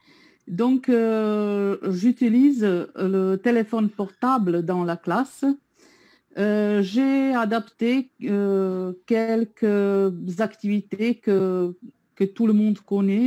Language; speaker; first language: French; non-native, fluent; Serbian